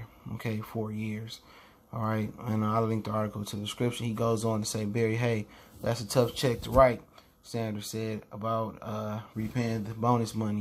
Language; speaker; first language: English; native; English